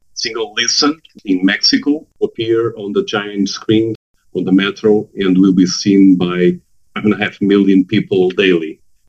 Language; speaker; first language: English; non-native, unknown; Portuguese